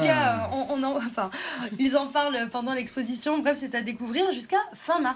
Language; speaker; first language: French; native; French